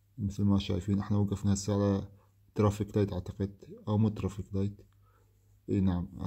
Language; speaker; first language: Arabic; native; Arabic